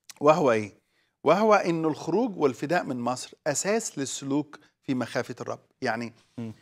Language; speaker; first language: Arabic; native; Arabic